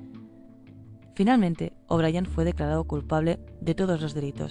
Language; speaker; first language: Spanish; native; Spanish